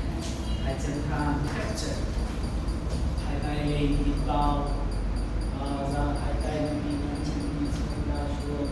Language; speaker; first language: Vietnamese; non-native, learner; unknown